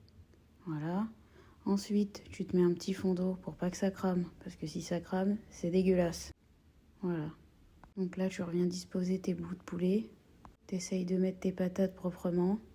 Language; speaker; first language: French; native; French